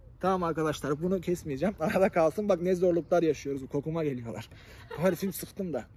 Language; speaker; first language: Turkish; native; Turkish